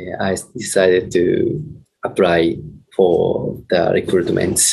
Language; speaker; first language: English; non-native, learner; Japanese